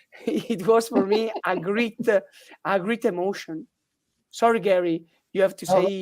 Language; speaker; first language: English; non-native, learner; Italian